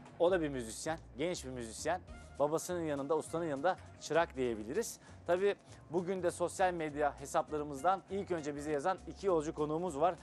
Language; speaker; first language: Turkish; native; Turkish